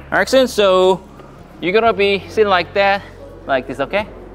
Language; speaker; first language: English; non-native, learner; Korean